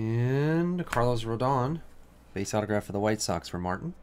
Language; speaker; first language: English; native; English